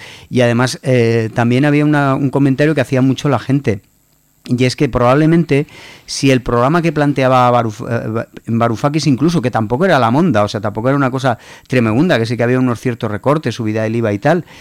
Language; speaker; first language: Spanish; native; Spanish